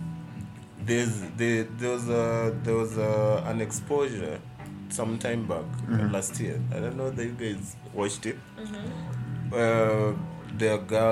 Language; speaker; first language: English; non-native, local second language; Luo (Kenya and Tanzania)